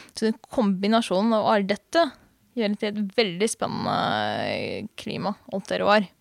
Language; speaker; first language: Norwegian; non-native, fluent; Hungarian